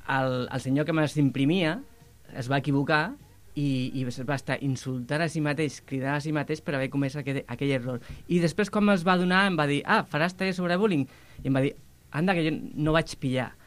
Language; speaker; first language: Catalan; native; Catalan